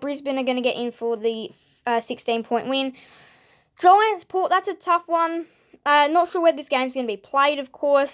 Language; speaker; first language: English; native; English